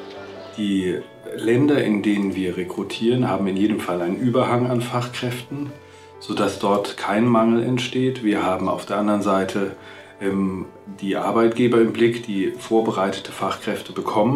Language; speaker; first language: German; native; German